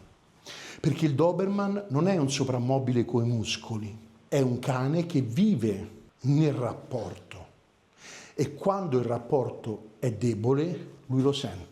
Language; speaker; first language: Italian; native; Italian